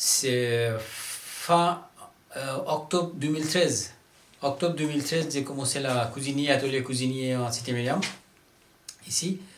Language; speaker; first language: French; non-native, learner; Bangla